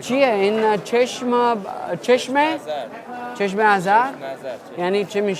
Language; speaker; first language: Persian; non-native, learner; Romanian